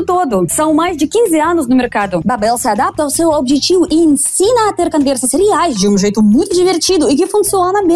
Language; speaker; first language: Portuguese; non-native, fluent; Russian